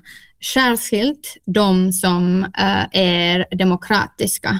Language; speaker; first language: Swedish; non-native, local second language; Finnish